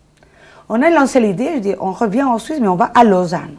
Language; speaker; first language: French; non-native, fluent; Spanish